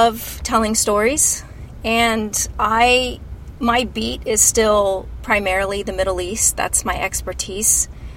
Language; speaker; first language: English; native; English